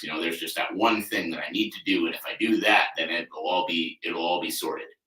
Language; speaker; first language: English; native; English